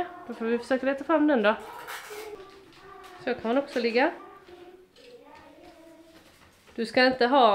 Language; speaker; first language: Swedish; native; Swedish